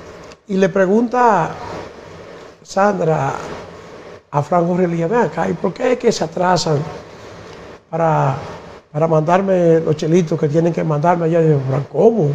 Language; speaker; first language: Spanish; native; Spanish